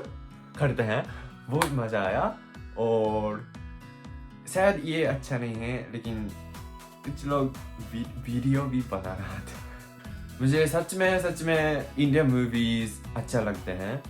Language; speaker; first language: Hindi; non-native, learner; Japanese